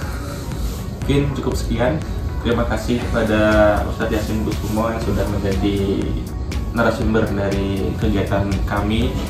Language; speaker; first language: Indonesian; native; Indonesian